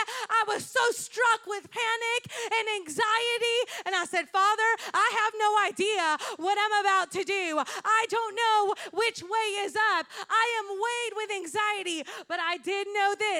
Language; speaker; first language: English; non-native, fluent; Spanish